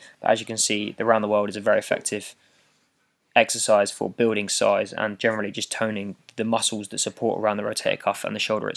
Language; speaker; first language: English; native; English